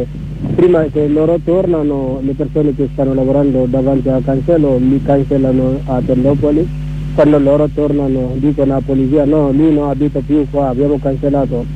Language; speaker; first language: Italian; non-native, learner; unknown